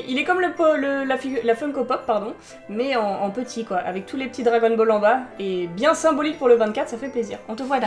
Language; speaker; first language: French; native; French